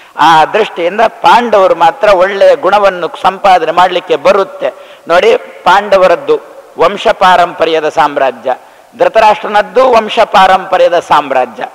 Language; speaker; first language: Kannada; non-native, local second language; Tulu